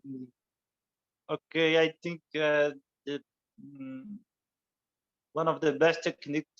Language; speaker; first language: English; non-native, learner; Portuguese